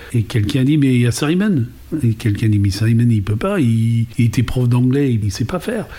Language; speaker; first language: French; non-native, fluent; English